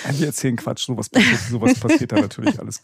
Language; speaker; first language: German; native; German